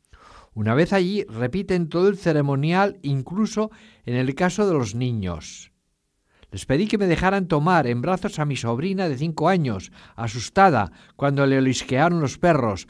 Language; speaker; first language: Spanish; native; Spanish